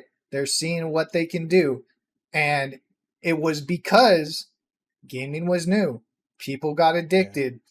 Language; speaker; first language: English; native; English